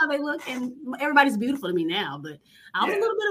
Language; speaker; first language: English; native; English